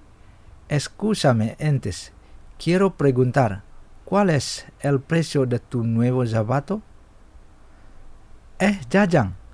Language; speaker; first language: Spanish; non-native, fluent; Indonesian